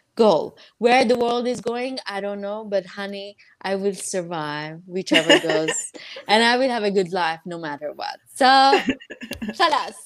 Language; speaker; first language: English; non-native, fluent; Persian